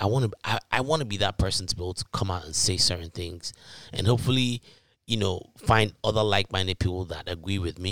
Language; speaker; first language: English; non-native, local second language; Yoruba